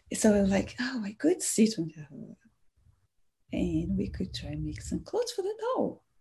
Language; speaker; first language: English; non-native, fluent; Portuguese